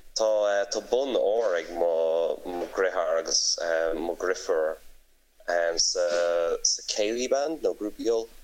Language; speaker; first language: Irish; non-native, local second language; English